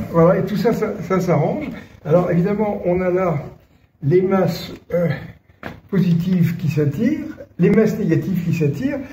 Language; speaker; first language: French; native; French